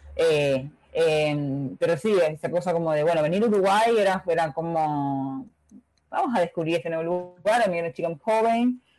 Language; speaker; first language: Spanish; native; Spanish